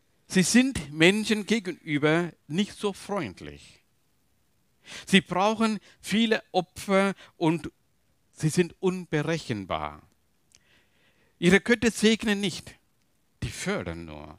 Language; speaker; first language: German; non-native, learner; Tamil